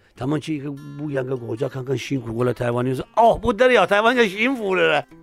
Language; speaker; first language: Chinese; non-native, learner; Persian